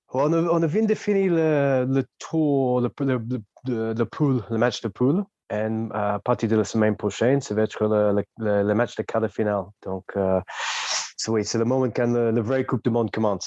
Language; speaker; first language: French; non-native, fluent; English